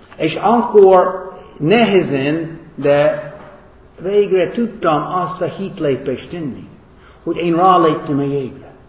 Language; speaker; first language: Hungarian; non-native, fluent; English